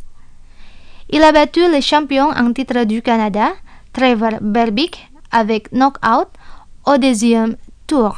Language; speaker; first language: French; non-native, fluent; Indonesian